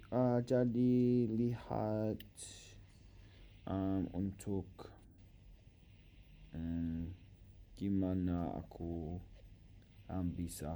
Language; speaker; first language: Indonesian; non-native, learner; English